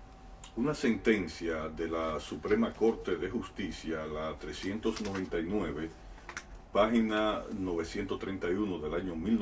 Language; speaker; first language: Spanish; native; Spanish